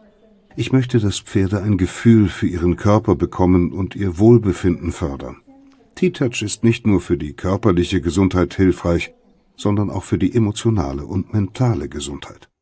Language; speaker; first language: German; native; German